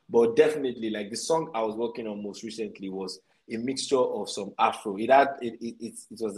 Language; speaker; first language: English; non-native, local second language; Yoruba